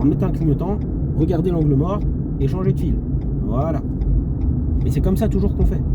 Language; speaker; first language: French; native; French